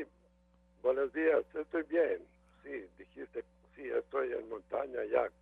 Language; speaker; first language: Spanish; non-native, learner; Serbian